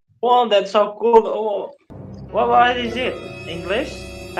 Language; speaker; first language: English; non-native, learner; Indonesian